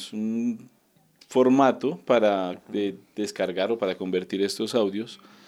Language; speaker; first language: Spanish; native; Spanish